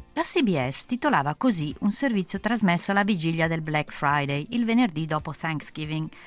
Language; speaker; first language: Italian; native; Italian